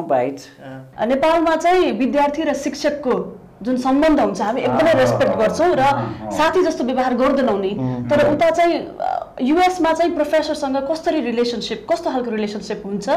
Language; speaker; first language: Nepali; native; Nepali